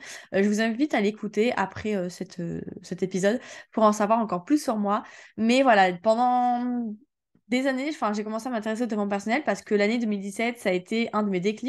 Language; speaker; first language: French; native; French